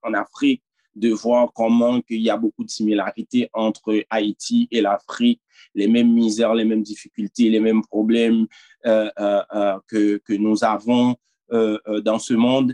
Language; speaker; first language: French; non-native, local second language; Haitian Creole